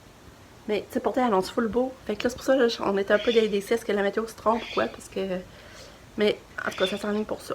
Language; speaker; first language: French; native; French